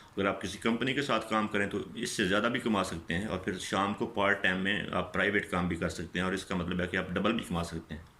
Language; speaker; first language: Urdu; non-native, local second language; Punjabi